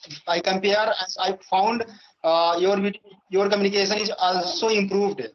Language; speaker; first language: English; non-native, learner; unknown